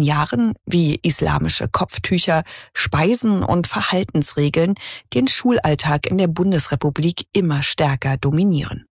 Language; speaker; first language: German; native; German